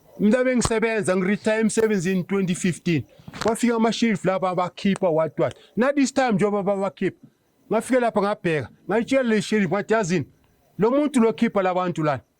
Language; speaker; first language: Zulu; native; Zulu